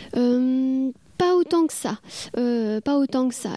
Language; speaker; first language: French; native; French